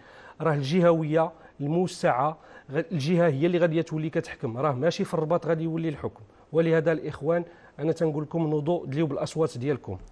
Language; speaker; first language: Arabic; native; Arabic